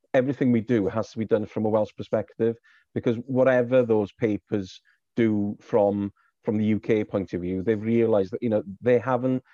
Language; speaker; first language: English; native; English